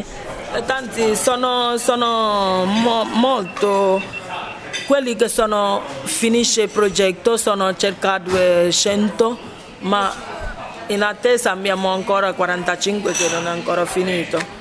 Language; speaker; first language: Italian; non-native, fluent; Ibibio